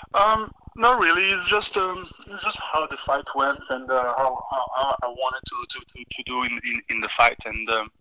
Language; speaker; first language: English; non-native, fluent; French